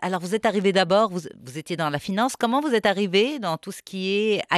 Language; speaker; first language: French; non-native, local second language; Arabic